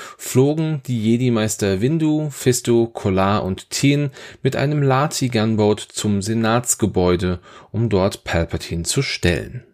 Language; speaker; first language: German; native; German